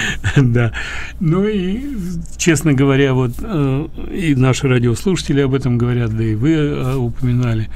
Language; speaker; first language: Russian; native; Russian